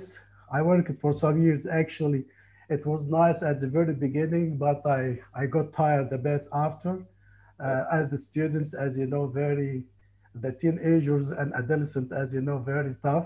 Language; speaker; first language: English; non-native, fluent; Arabic